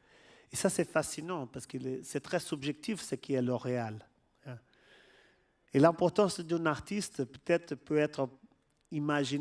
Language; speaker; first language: French; non-native, fluent; Portuguese